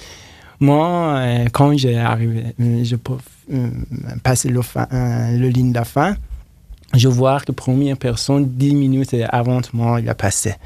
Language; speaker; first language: French; non-native, learner; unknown